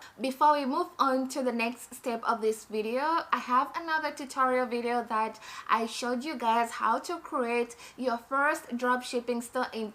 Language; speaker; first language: English; non-native, fluent; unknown